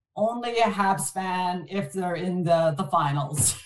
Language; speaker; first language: English; non-native, fluent; French